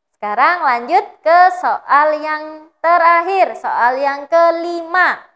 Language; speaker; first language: Indonesian; native; Indonesian